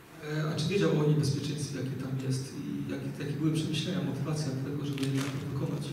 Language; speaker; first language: Polish; native; Polish